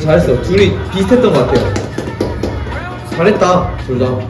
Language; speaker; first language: Korean; native; Korean